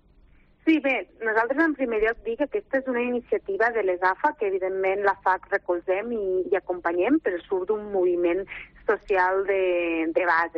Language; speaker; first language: Catalan; native; Catalan